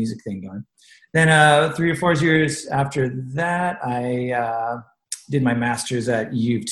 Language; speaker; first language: English; native; English